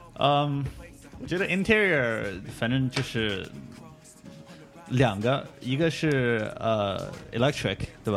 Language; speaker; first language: Chinese; early bilingual, heritage; Chinese